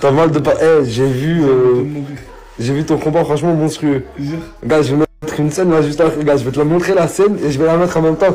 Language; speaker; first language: French; native; French